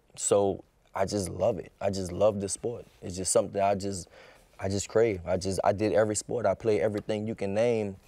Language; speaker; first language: English; native; English